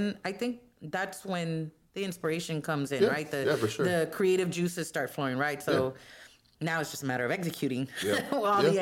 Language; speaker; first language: English; non-native, fluent; Spanish